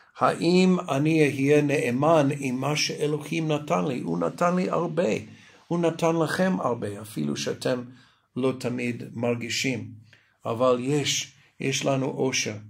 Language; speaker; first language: Hebrew; non-native, fluent; English